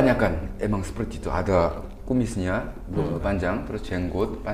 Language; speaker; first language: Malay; non-native, fluent; Korean